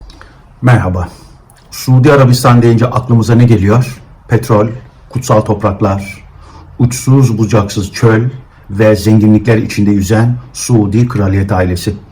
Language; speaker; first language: Turkish; native; Turkish